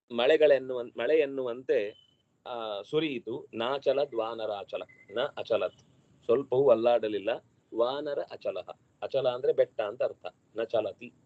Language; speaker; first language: Kannada; non-native, local second language; Tulu